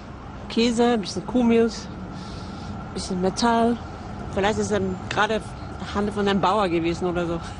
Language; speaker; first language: German; non-native, fluent; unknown